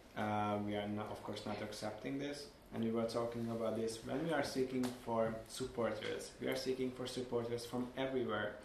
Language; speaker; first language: English; non-native, fluent; Hungarian